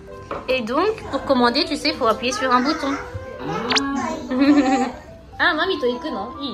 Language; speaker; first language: French; native; French